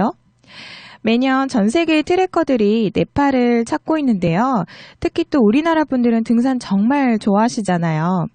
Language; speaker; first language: Korean; native; Korean